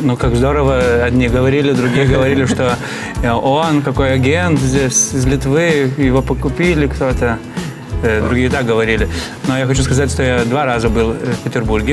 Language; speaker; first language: Russian; non-native, fluent; Lithuanian